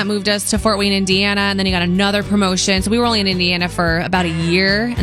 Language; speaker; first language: English; native; English